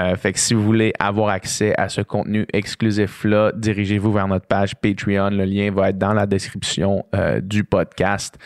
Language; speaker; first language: French; native; French